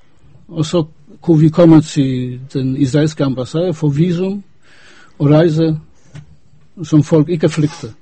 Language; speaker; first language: Danish; non-native, fluent; Polish